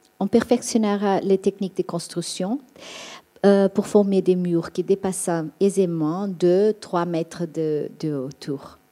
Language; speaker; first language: French; non-native, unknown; Portuguese